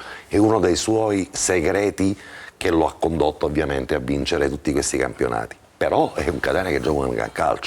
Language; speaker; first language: Italian; native; Italian